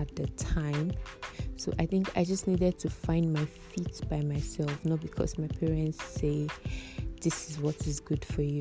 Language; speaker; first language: English; non-native, local second language; Igbo